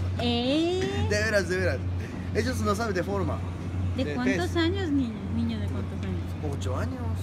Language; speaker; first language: Spanish; non-native, learner; Japanese